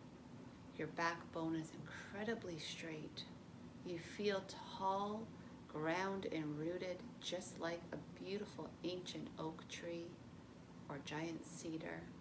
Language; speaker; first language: English; native; English